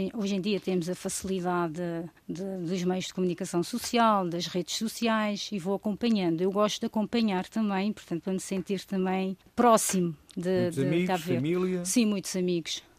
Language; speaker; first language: Portuguese; non-native, local second language; Kabuverdianu